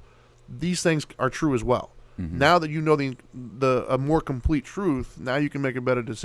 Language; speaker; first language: English; native; English